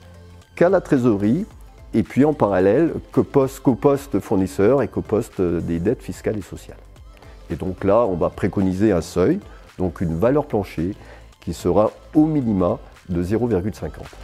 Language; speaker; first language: French; native; French